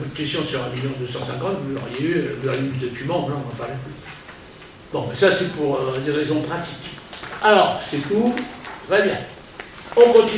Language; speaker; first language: French; native; French